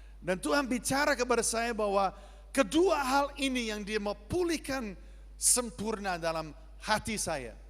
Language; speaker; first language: Indonesian; non-native, fluent; English